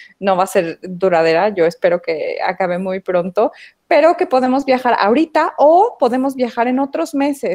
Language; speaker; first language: Spanish; native; Spanish